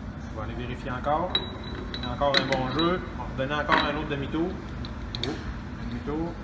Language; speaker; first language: French; native; French